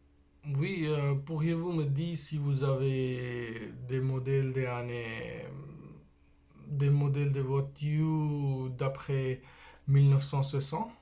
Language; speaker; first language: French; non-native, fluent; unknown